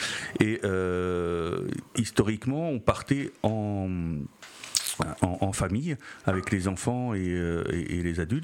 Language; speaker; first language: French; native; French